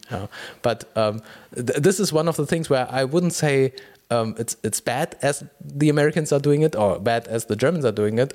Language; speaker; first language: English; non-native, fluent; German